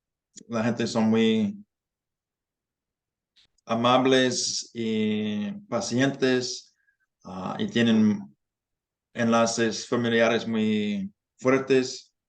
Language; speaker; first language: Spanish; non-native, fluent; English